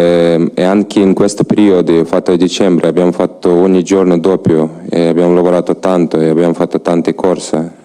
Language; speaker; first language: Italian; non-native, learner; Ukrainian